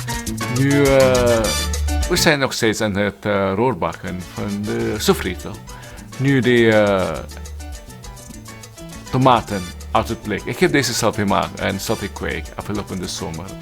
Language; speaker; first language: Dutch; non-native, learner; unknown